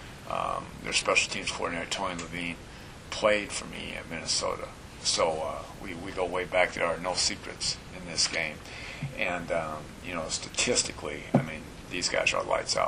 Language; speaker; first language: English; native; English